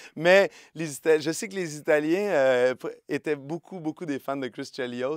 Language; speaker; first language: French; native; French